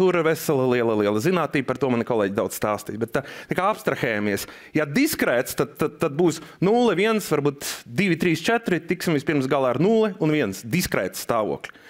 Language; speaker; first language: Latvian; non-native, local second language; Russian